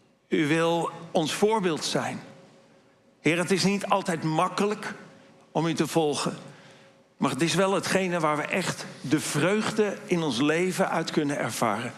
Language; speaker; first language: Dutch; native; Dutch